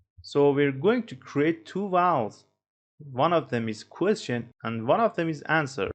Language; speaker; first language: English; non-native, fluent; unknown